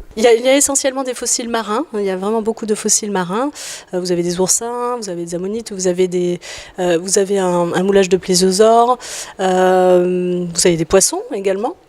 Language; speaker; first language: French; native; French